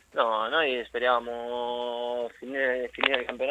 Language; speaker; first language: Italian; non-native, learner; Spanish